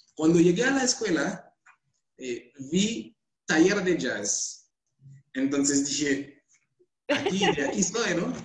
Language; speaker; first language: Spanish; non-native, fluent; Haitian Creole